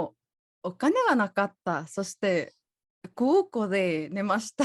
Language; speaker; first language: Japanese; non-native, learner; Spanish